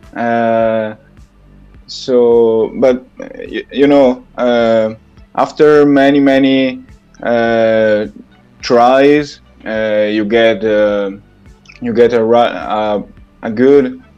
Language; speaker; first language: English; non-native, learner; Italian